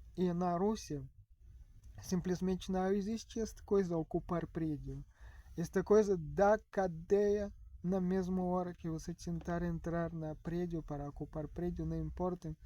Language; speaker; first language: Portuguese; non-native, learner; Russian